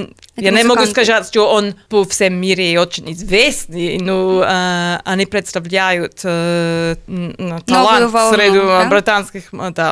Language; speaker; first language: Russian; non-native, learner; English